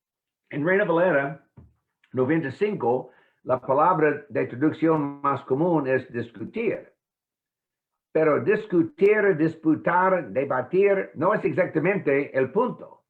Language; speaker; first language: Spanish; non-native, fluent; English